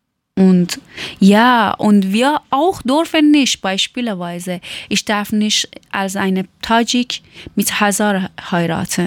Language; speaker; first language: German; non-native, learner; Persian